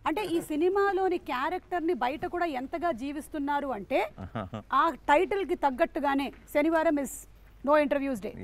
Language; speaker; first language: Telugu; native; Telugu